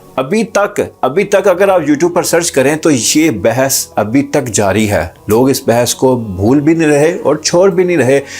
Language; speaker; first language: Urdu; native; Urdu